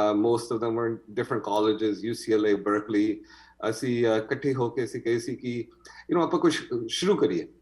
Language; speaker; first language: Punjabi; early bilingual, heritage; Punjabi